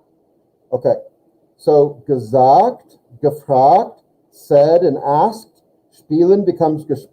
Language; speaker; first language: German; non-native, fluent; English